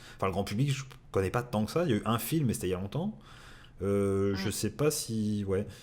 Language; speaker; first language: French; native; French